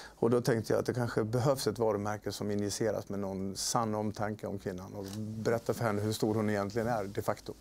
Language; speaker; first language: Swedish; native; Swedish